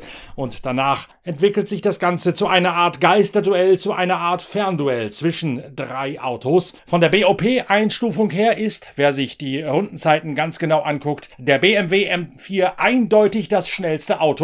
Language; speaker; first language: German; native; German